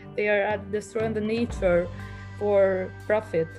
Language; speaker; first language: English; non-native, fluent; Albanian